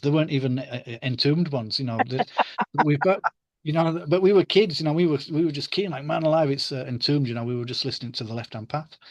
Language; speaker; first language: English; native; English